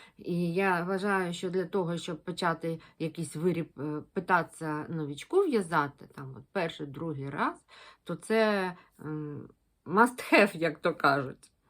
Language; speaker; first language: Ukrainian; non-native, local second language; Russian